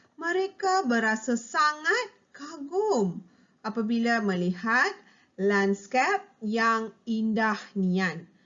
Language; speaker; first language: Malay; non-native, local second language; Tamil